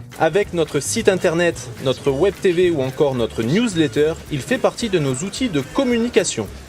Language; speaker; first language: French; native; French